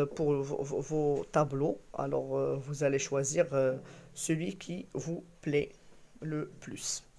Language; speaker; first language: French; non-native, local second language; Arabic